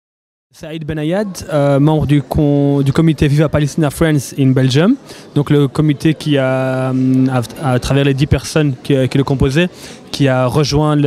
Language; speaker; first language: French; native; French